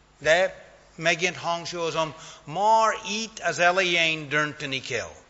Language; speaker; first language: Hungarian; non-native, fluent; English